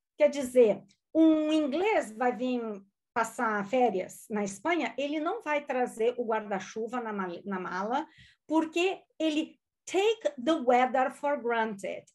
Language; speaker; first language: Portuguese; non-native, local second language; German